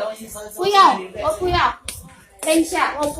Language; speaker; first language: Chinese; non-native, learner; Indonesian